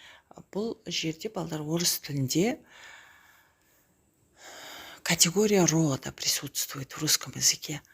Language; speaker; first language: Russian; non-native, local second language; Kazakh